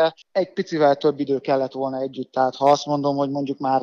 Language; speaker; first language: Hungarian; native; Hungarian